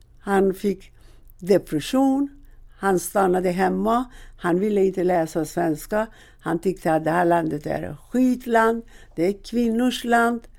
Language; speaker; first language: Swedish; non-native, fluent; Persian